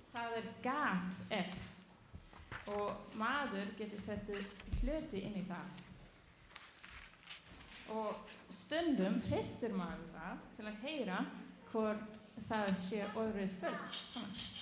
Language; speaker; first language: Icelandic; non-native, learner; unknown